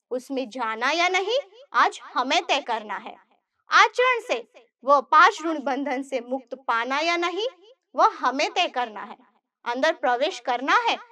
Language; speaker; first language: Hindi; non-native, local second language; Gujarati